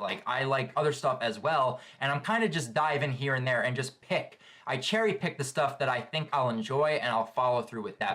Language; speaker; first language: English; native; English